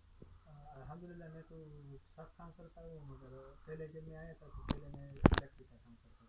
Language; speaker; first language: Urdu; non-native, local second language; Pashto